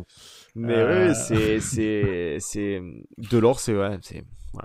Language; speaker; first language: French; native; French